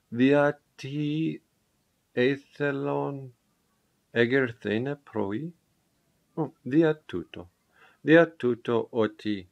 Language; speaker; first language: Greek; non-native, learner; English